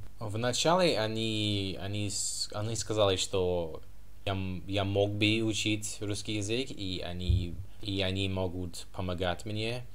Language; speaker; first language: Russian; non-native, learner; English